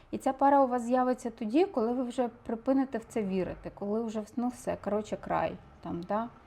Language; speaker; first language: Ukrainian; non-native, local second language; Russian